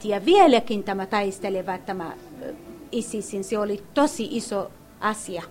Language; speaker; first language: Finnish; non-native, learner; Kurdish